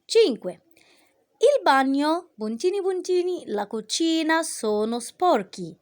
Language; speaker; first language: Italian; non-native, fluent; Arabic